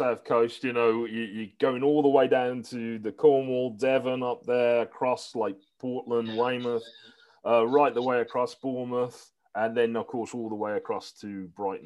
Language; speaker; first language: English; native; English